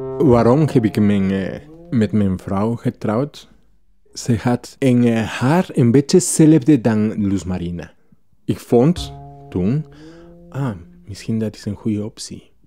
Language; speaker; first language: Dutch; non-native, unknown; Spanish